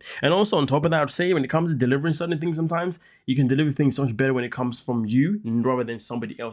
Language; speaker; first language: English; native; English